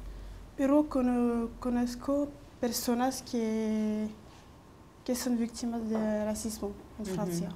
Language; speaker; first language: Spanish; non-native, local second language; French